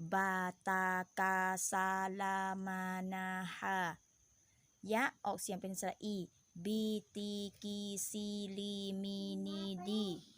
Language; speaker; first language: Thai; non-native, local second language; Pattani Malay